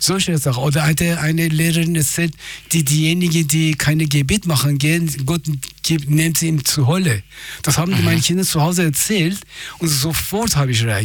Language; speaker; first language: German; non-native, fluent; Persian